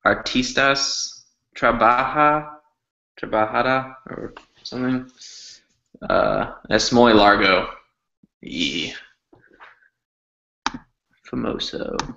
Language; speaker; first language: Spanish; non-native, learner; English